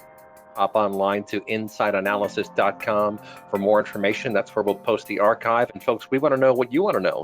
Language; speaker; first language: English; native; English